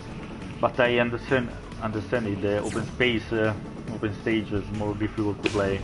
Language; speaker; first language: English; non-native, learner; Italian